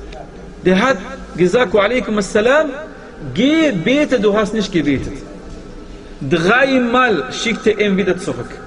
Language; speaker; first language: German; non-native, fluent; Arabic